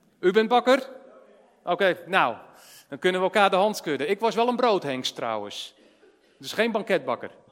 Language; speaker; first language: Dutch; native; Dutch